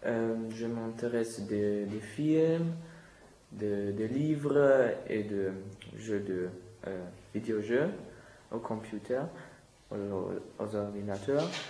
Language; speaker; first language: French; non-native, learner; German